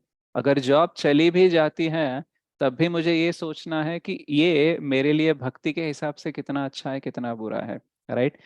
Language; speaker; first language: Hindi; native; Hindi